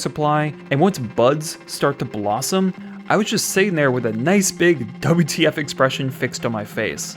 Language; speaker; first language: English; native; English